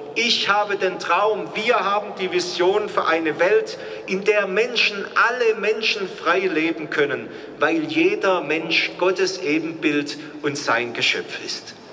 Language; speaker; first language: German; native; German